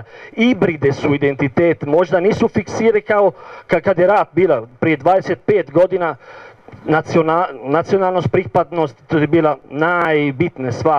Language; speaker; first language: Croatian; non-native, learner; Italian